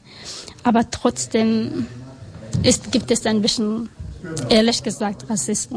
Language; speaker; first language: German; non-native, learner; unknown